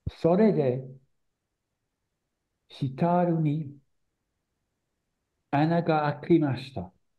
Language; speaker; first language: Japanese; non-native, learner; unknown